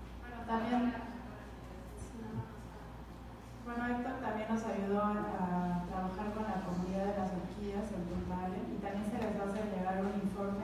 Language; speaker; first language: Spanish; native; Spanish